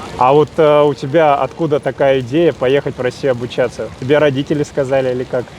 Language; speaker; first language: Russian; native; Russian